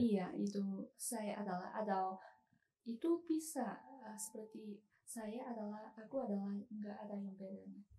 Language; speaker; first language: Indonesian; non-native, learner; Chinese